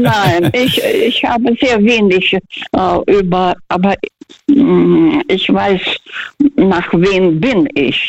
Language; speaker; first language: German; non-native, fluent; Russian